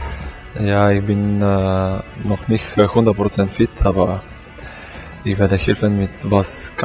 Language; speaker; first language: German; non-native, learner; Bulgarian